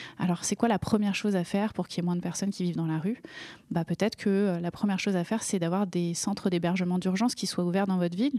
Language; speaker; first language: French; native; French